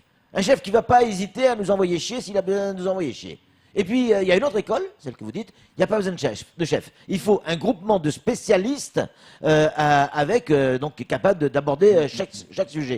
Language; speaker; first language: French; native; French